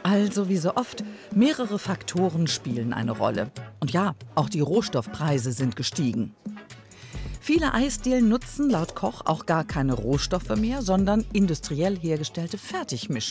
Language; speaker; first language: German; native; German